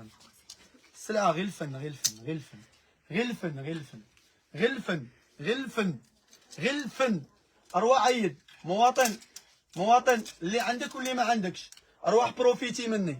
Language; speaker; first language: Arabic; native; Arabic